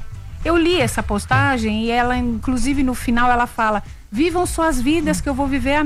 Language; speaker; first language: Portuguese; native; Portuguese